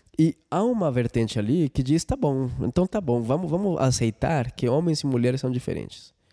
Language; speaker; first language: Portuguese; non-native, fluent; Spanish